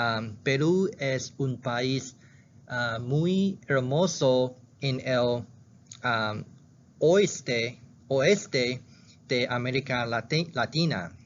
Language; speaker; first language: Spanish; non-native, learner; Chinese